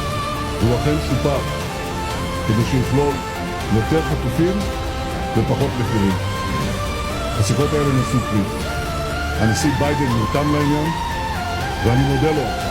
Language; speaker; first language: Hebrew; native; Hebrew